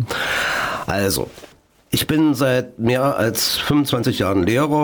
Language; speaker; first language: German; native; German